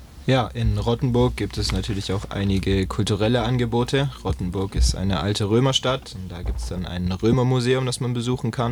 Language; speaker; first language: German; native; German